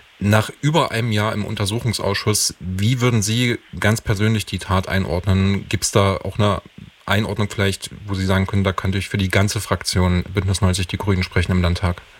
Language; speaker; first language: German; native; German